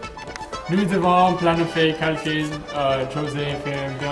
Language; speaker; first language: French; non-native, learner; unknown